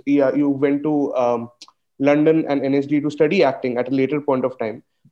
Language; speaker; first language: English; non-native, local second language; Bangla